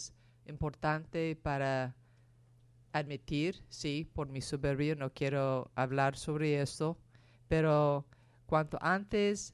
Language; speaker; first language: Spanish; non-native, fluent; English